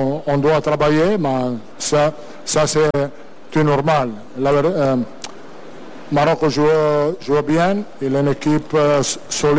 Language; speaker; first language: French; non-native, learner; Italian